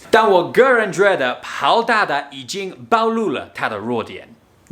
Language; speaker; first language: Chinese; non-native, fluent; English